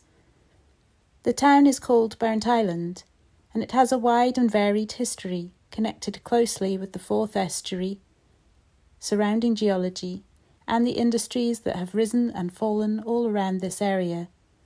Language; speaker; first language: English; native; English